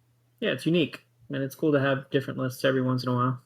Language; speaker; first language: English; native; English